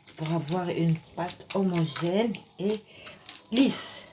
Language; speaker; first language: French; non-native, local second language; Arabic